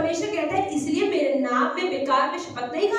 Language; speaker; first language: Hindi; native; Hindi